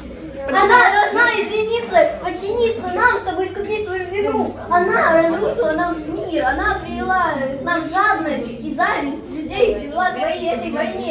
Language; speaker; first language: Russian; native; Russian